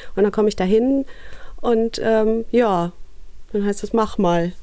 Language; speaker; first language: German; early bilingual, other home language; Russian